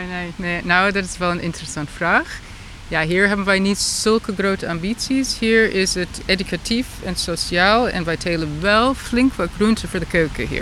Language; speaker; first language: Dutch; non-native, fluent; English